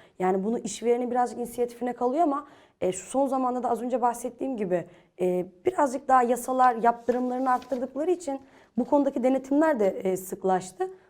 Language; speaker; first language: Turkish; native; Turkish